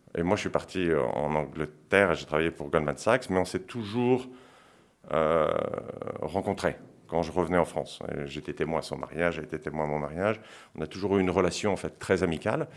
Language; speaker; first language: French; early bilingual, other home language; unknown